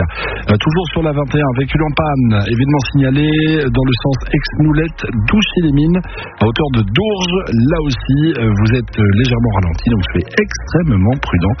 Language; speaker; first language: French; native; French